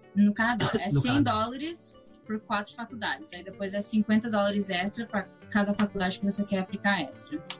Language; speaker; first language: Portuguese; early bilingual, heritage; English